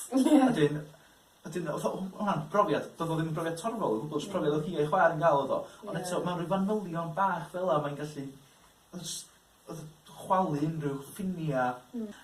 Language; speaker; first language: Welsh; native; Welsh